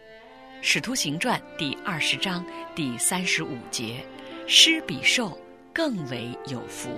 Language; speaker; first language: Chinese; native; Chinese